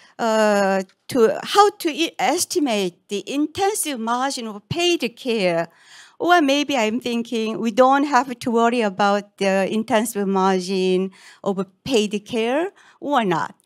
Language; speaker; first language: English; non-native, fluent; Korean